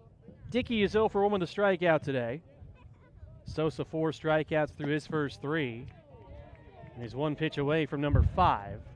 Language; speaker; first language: English; native; English